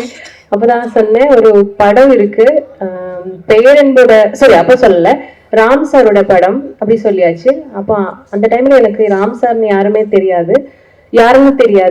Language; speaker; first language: Tamil; non-native, learner; Malayalam